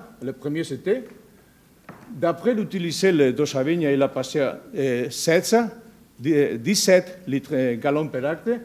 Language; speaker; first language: French; non-native, learner; Spanish